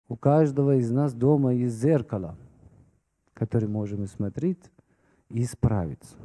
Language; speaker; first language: Russian; non-native, fluent; Persian